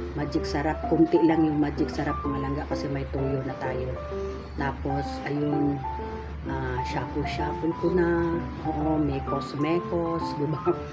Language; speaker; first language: Filipino; non-native, local second language; Cebuano